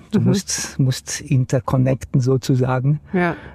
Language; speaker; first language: German; non-native, fluent; Romanian